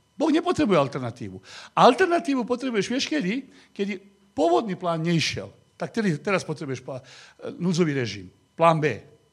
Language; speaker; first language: Slovak; non-native, local second language; Hungarian